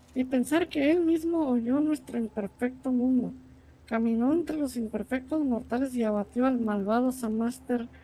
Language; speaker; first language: Spanish; native; Spanish